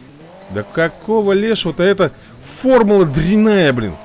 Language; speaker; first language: Russian; native; Russian